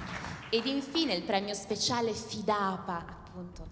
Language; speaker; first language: Italian; native; Italian